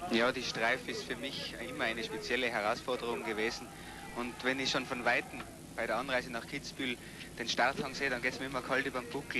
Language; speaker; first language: German; native; German